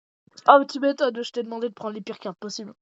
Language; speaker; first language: French; native; French